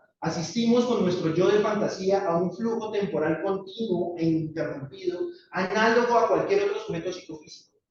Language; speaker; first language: Spanish; native; Spanish